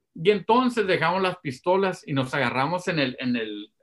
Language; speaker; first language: Spanish; early bilingual, heritage; Spanish